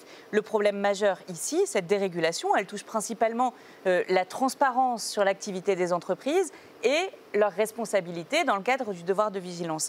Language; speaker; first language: French; native; French